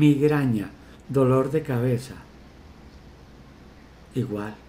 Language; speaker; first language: Spanish; native; Spanish